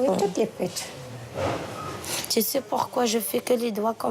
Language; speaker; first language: French; non-native, learner; Arabic